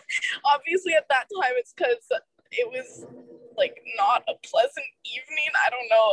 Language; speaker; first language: English; native; English